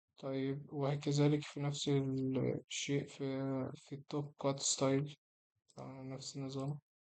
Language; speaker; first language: Arabic; native; Arabic